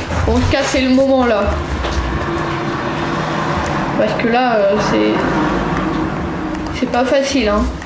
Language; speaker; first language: French; native; French